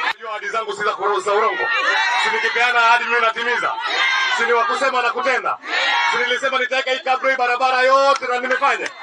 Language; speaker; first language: Swahili; native; Swahili